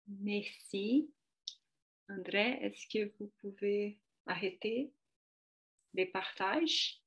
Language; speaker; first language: French; non-native, fluent; Portuguese